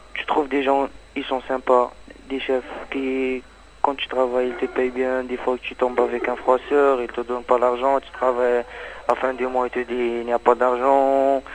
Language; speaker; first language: French; non-native, learner; Arabic